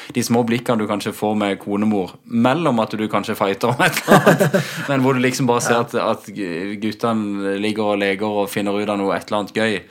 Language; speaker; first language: Norwegian; native; Norwegian